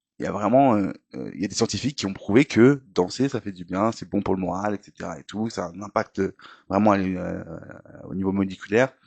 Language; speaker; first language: French; native; French